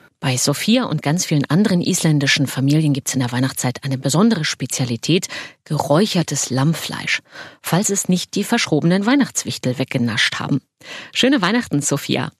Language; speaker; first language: German; native; German